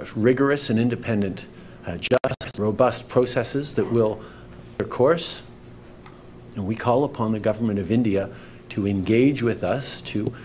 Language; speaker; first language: English; native; English